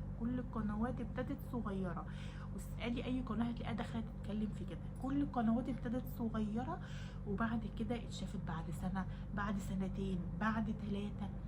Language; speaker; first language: Arabic; native; Arabic